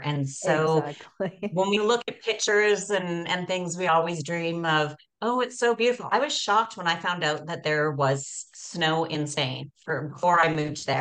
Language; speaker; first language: English; native; English